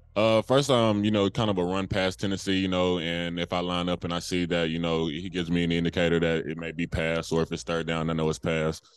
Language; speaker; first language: English; native; English